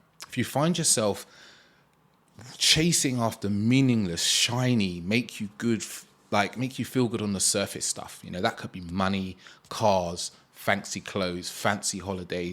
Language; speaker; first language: English; native; English